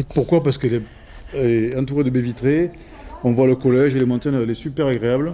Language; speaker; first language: French; native; French